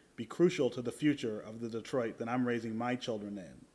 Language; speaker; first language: English; native; English